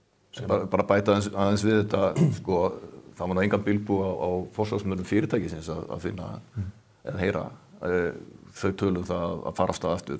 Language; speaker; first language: Icelandic; native; Icelandic